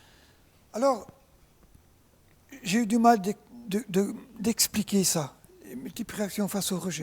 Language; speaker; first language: French; native; French